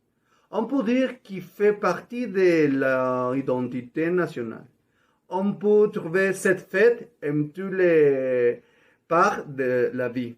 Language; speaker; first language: French; non-native, learner; Spanish